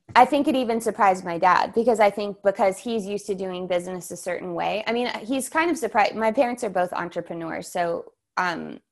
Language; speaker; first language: English; native; English